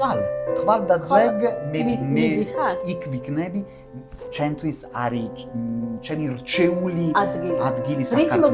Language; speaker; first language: Georgian; non-native, learner; Italian